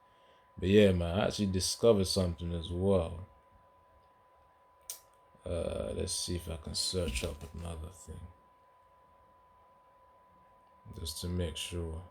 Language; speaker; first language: English; native; English